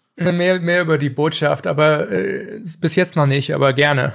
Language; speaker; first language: German; native; German